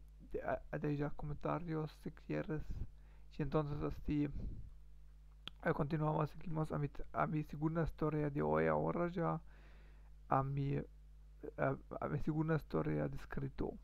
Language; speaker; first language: Spanish; non-native, learner; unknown